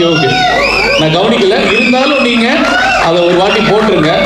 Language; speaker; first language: Tamil; native; Tamil